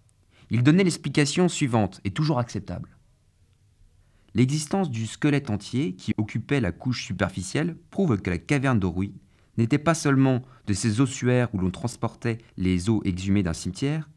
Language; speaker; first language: French; native; French